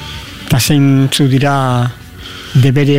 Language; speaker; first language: Basque; native; Basque